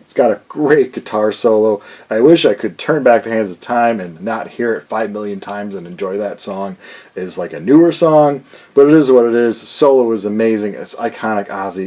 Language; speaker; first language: English; native; English